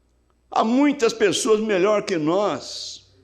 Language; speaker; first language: Portuguese; native; Portuguese